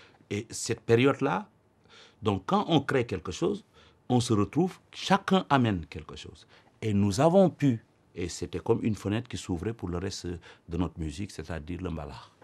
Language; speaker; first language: French; non-native, local second language; Wolof